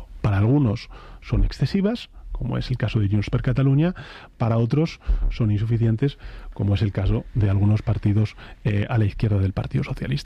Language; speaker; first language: Spanish; native; Spanish